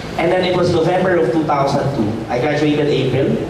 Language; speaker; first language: English; non-native, local second language; Filipino